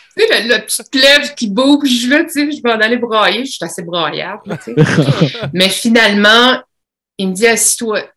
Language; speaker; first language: French; native; French